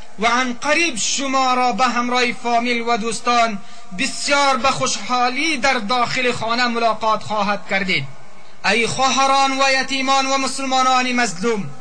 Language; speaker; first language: Persian; non-native, local second language; Pashto